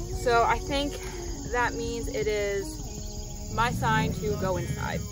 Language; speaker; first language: English; native; English